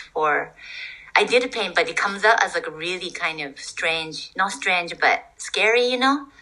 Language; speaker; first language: English; non-native, fluent; Japanese